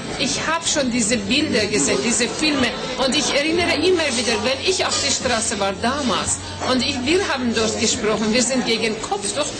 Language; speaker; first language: German; non-native, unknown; Persian